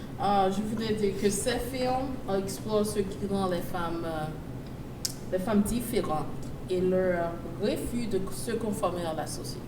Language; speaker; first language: French; non-native, learner; English